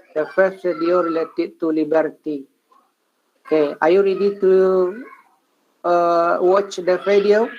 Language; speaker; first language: English; non-native, learner; Indonesian